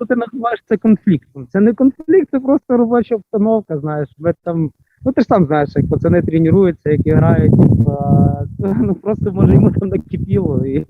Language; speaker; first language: Ukrainian; native; Ukrainian